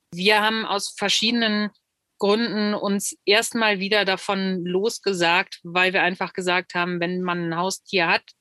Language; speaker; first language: German; native; German